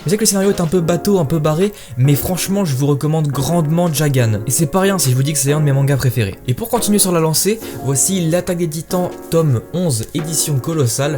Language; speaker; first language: French; native; French